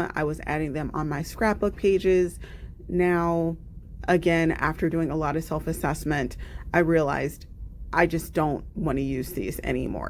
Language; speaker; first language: English; native; English